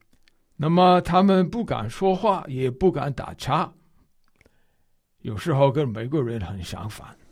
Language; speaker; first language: Chinese; non-native, fluent; English